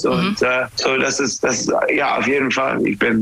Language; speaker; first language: German; non-native, fluent; English